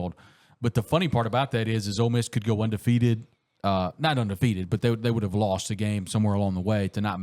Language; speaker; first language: English; native; English